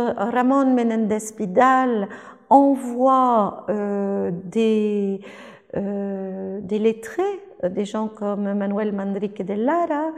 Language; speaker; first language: French; native; French